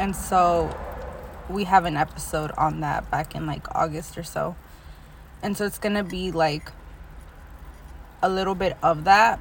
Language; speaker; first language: English; early bilingual, other home language; Spanish